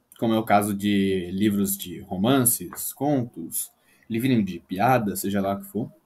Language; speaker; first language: Portuguese; native; Portuguese